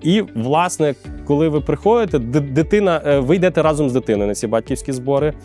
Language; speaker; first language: Ukrainian; native; Ukrainian